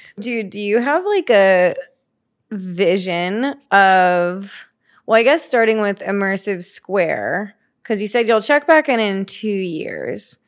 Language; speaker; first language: English; native; English